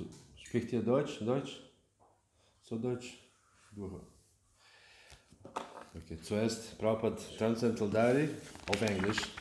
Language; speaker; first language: German; non-native, learner; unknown